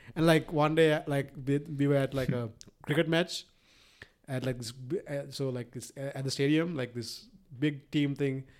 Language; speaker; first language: English; non-native, local second language; Sinhala